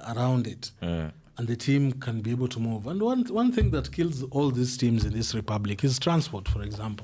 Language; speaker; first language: English; non-native, local second language; Swahili